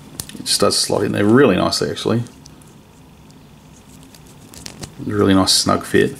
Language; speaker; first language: English; native; English